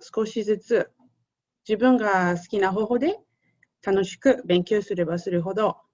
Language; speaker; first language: Japanese; non-native, fluent; Russian